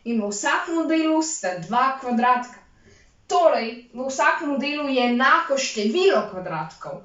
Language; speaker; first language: Slovenian; native; Slovenian